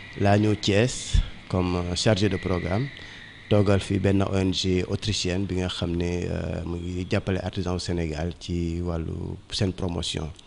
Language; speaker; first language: Wolof; non-native, local second language; Mandingo